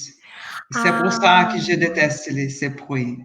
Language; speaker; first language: French; non-native, learner; Portuguese